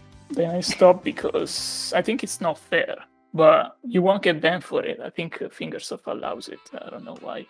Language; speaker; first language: English; non-native, fluent; Italian